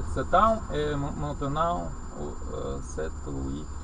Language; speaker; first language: French; non-native, learner; Russian